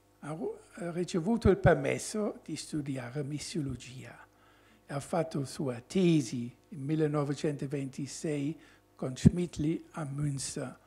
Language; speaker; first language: Italian; non-native, fluent; German